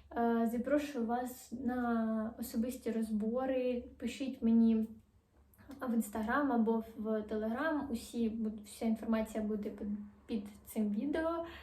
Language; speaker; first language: Ukrainian; non-native, local second language; Russian